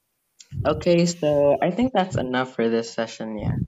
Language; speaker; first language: English; non-native, fluent; Indonesian